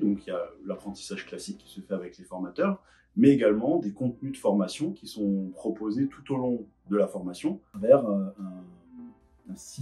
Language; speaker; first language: French; native; French